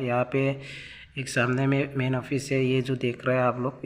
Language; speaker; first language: Hindi; non-native, local second language; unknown